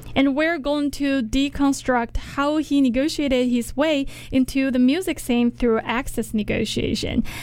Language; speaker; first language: English; non-native, fluent; Chinese